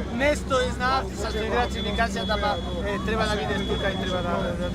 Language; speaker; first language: Macedonian; non-native, learner; Croatian